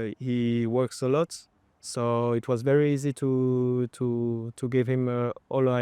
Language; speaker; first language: English; non-native, fluent; French